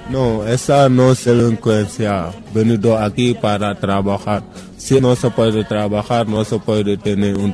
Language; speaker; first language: Spanish; non-native, learner; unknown